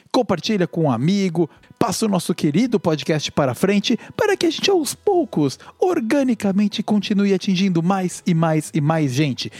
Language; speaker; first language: Portuguese; native; Portuguese